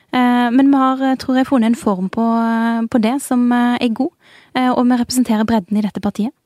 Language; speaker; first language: Norwegian; early bilingual, other home language; Urdu